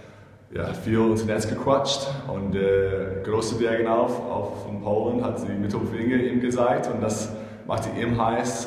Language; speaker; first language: German; non-native, fluent; English